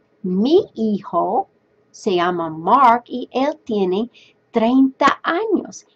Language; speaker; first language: Spanish; non-native, fluent; English